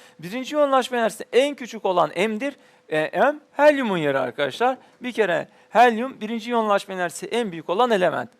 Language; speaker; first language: Turkish; native; Turkish